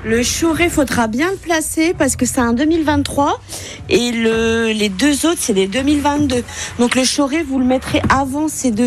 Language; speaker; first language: French; native; French